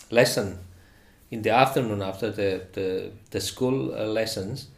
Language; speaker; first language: English; non-native, fluent; Indonesian